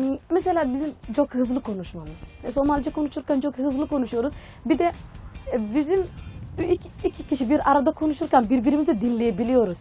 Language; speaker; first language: Turkish; non-native, fluent; Somali